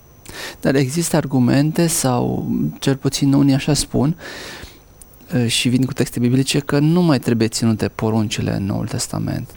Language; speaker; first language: Romanian; native; Romanian